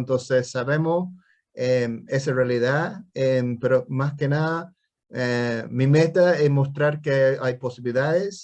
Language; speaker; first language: Spanish; non-native, fluent; English